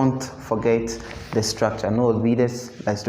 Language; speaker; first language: Spanish; non-native, fluent; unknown